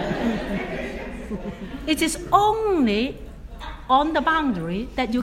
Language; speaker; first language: English; non-native, local second language; Cantonese